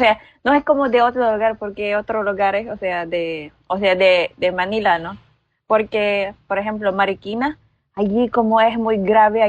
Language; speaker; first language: Spanish; non-native, learner; Filipino